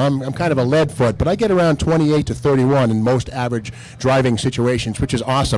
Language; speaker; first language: English; native; English